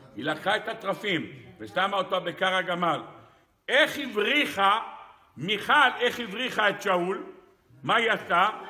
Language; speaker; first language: Hebrew; native; Hebrew